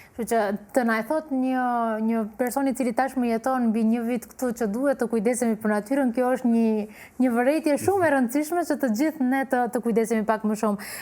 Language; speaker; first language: Albanian; native; Albanian